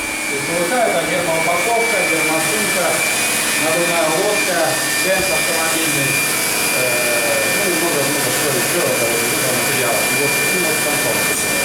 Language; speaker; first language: Russian; native; Russian